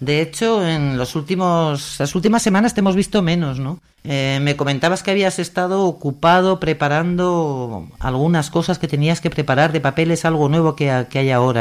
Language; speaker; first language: Spanish; native; Spanish